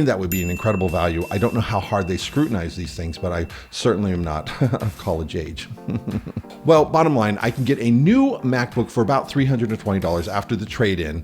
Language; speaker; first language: English; native; English